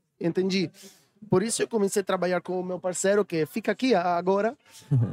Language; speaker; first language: Portuguese; non-native, learner; Italian